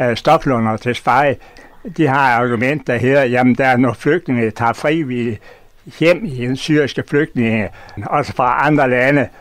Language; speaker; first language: Danish; native; Danish